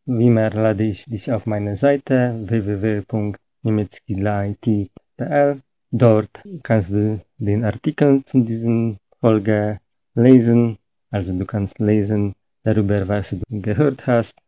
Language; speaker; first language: German; non-native, fluent; Polish